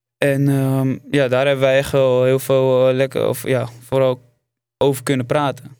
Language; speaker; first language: Dutch; native; Dutch